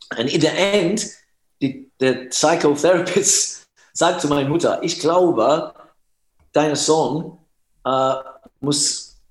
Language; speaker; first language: German; non-native, learner; English